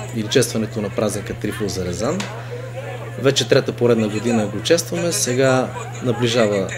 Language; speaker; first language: Bulgarian; native; Bulgarian